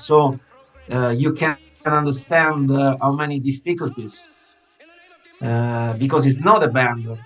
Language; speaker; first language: English; non-native, fluent; Italian